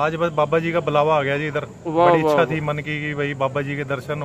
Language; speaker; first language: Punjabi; non-native, local second language; Hindi